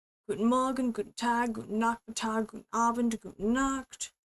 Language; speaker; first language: German; non-native, learner; English